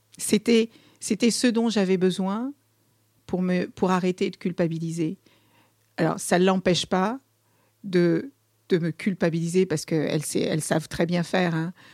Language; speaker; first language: French; early bilingual, other home language; Kabuverdianu